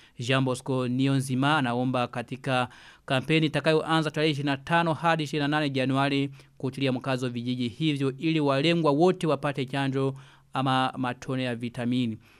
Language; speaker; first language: Swahili; non-native, local second language; Rundi